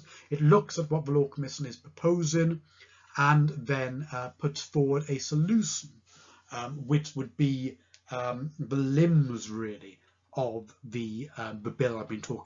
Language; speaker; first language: English; native; English